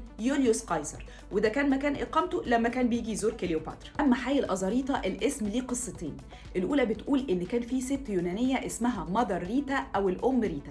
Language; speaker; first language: Arabic; native; Arabic